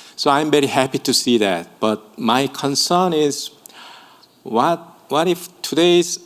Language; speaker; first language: English; non-native, fluent; Korean